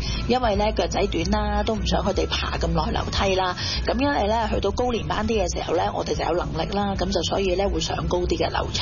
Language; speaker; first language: Chinese; native; Chinese